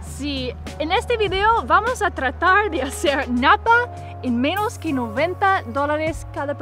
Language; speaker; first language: Spanish; non-native, fluent; English